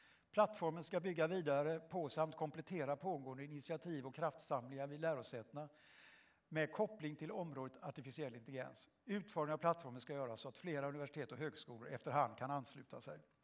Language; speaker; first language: Swedish; native; Swedish